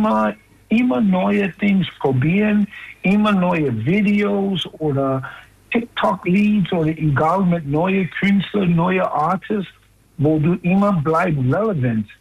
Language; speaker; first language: German; non-native, fluent; English